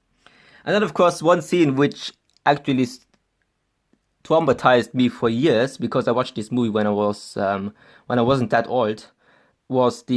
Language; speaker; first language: English; non-native, fluent; German